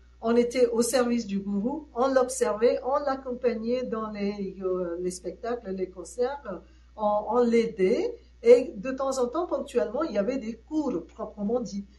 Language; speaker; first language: French; non-native, fluent; Tamil